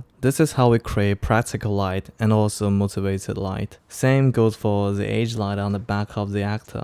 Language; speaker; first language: English; non-native, fluent; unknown